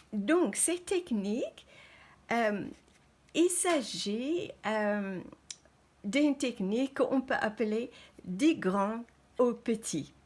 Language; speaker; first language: French; non-native, fluent; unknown